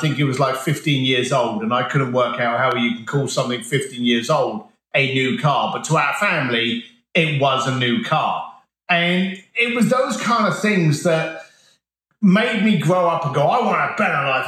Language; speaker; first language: English; native; English